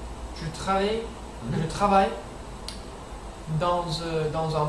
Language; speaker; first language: French; non-native, learner; English